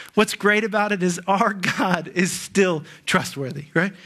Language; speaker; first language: English; native; English